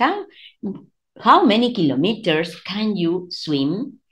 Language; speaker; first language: English; non-native, fluent; Spanish